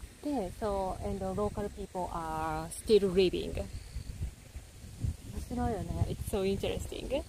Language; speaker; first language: English; non-native, learner; Japanese